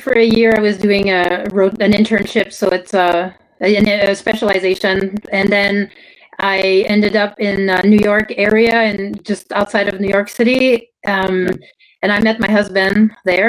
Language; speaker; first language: English; non-native, fluent; French